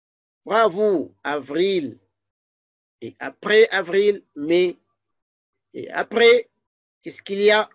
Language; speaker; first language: French; non-native, fluent; Arabic